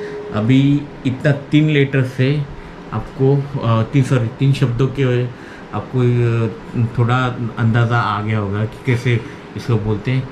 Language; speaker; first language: Hindi; non-native, local second language; Marathi